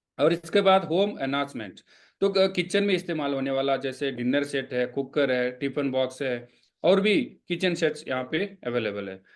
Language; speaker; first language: Hindi; non-native, local second language; Kannada